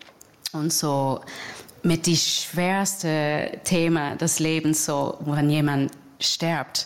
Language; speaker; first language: German; non-native, fluent; English